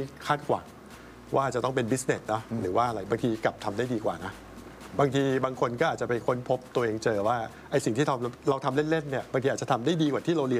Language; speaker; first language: Thai; native; Thai